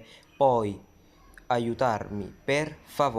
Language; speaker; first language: Italian; non-native, fluent; Hindi